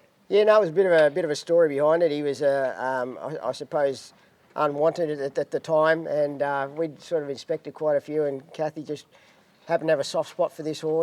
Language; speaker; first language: English; native; English